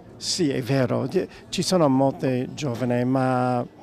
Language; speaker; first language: Italian; non-native, learner; English